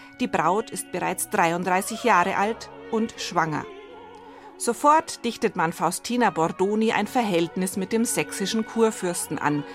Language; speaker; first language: German; native; German